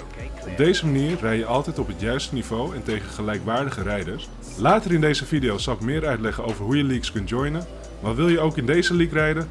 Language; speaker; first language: Dutch; native; Dutch